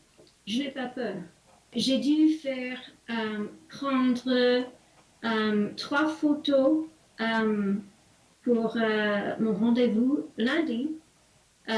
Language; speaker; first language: French; non-native, learner; English